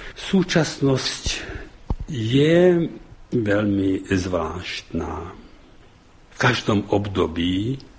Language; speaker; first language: Slovak; native; Slovak